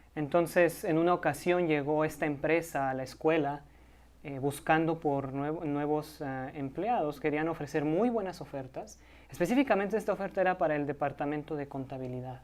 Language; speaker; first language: Spanish; native; Spanish